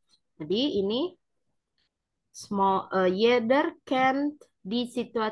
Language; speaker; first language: German; non-native, learner; Indonesian